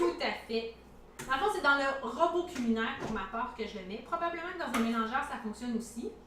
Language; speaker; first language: French; native; French